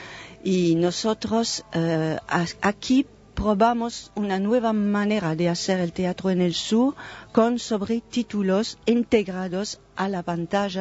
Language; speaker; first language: Spanish; non-native, fluent; French